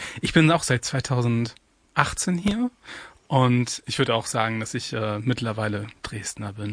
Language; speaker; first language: German; native; German